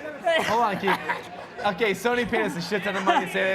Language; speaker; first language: English; native; English